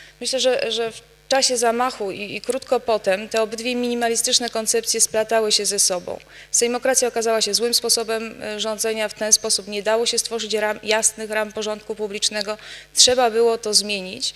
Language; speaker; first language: Polish; native; Polish